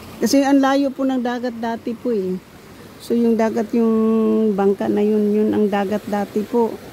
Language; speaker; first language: Filipino; non-native, local second language; Cebuano